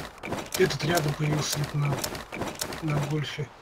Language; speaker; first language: Russian; native; Russian